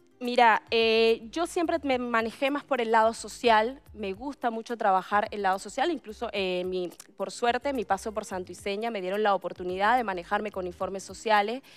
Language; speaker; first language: Spanish; native; Spanish